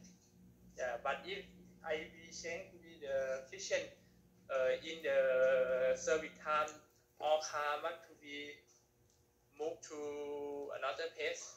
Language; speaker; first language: English; non-native, learner; Thai